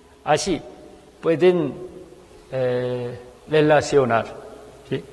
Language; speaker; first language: Spanish; non-native, fluent; Korean